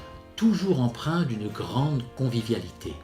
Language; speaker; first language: French; native; French